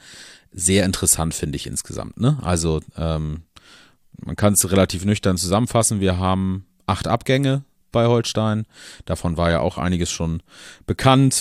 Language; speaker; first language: German; native; German